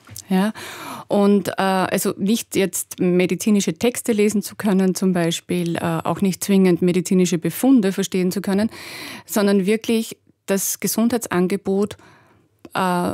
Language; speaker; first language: German; native; German